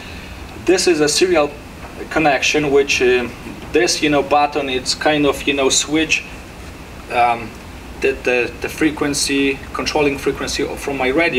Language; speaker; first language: English; non-native, fluent; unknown